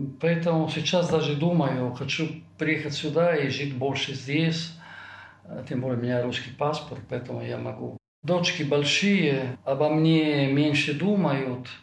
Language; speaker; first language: Russian; non-native, fluent; Italian